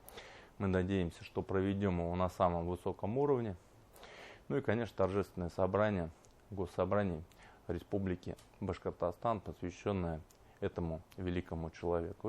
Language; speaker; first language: Russian; native; Russian